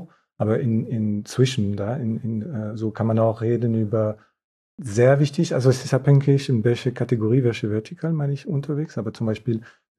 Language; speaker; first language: German; non-native, fluent; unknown